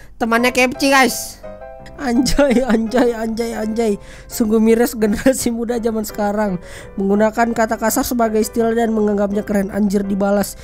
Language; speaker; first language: Indonesian; native; Indonesian